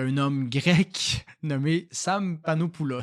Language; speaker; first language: French; native; French